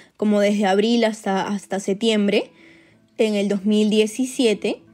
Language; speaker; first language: Spanish; native; Spanish